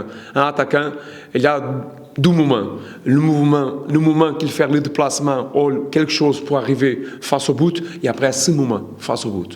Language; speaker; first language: French; non-native, learner; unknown